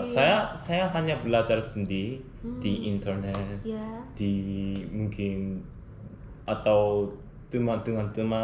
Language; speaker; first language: Indonesian; non-native, learner; Korean